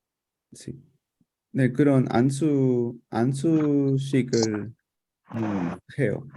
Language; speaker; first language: Korean; non-native, fluent; Spanish